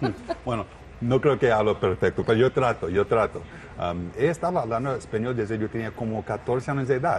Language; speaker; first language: Spanish; non-native, learner; English